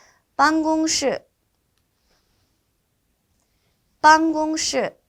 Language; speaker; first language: Chinese; non-native, fluent; Korean